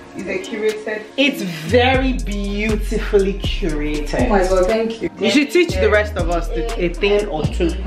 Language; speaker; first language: English; non-native, local second language; Yoruba